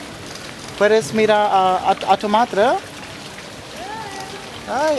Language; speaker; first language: Spanish; non-native, learner; German